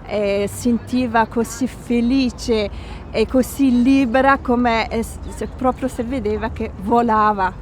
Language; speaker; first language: Italian; non-native, fluent; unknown